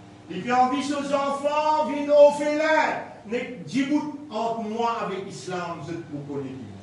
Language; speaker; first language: French; non-native, local second language; Morisyen